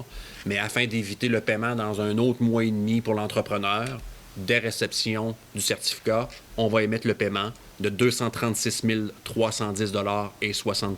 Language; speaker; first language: French; native; French